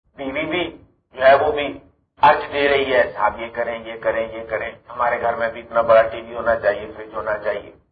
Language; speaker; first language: Urdu; non-native, local second language; Punjabi